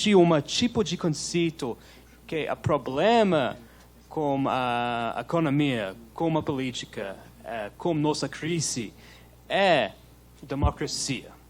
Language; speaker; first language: Portuguese; non-native, learner; English